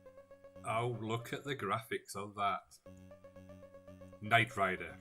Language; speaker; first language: English; native; English